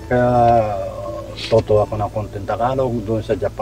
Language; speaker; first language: Filipino; non-native, learner; Japanese